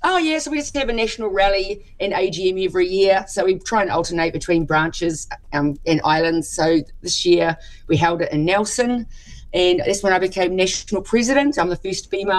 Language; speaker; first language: English; native; English